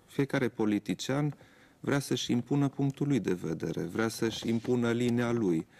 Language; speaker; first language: Romanian; non-native, local second language; German